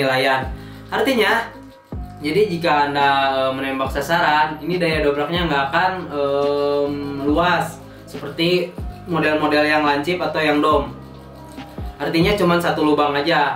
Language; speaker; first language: Indonesian; native; Indonesian